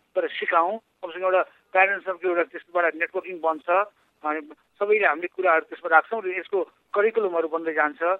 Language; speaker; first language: Nepali; native; Nepali